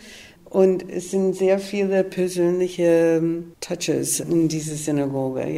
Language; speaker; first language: German; non-native, fluent; English